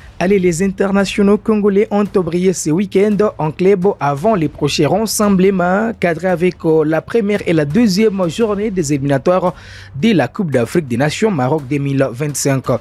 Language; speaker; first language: French; non-native, local second language; Swahili